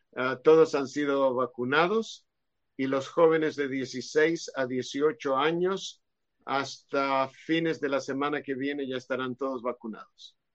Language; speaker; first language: Spanish; non-native, fluent; Hebrew